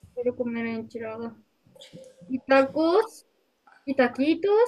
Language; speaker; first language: Spanish; non-native, learner; Japanese